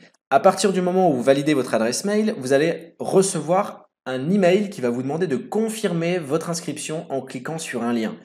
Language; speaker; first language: French; native; French